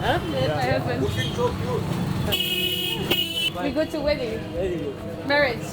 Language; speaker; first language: English; non-native, learner; French